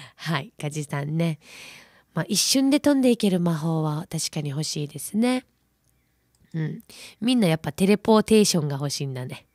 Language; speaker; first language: Japanese; native; Japanese